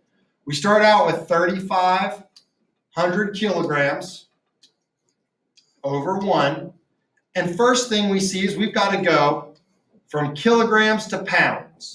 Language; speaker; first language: English; native; English